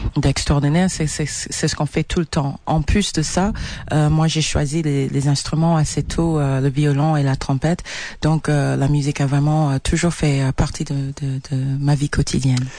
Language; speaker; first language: French; non-native, fluent; English